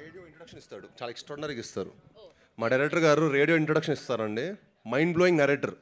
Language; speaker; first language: Telugu; native; Telugu